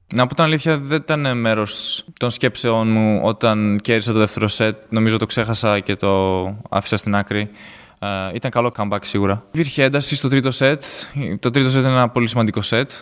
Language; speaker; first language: Greek; native; Greek